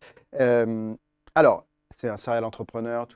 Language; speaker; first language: French; native; French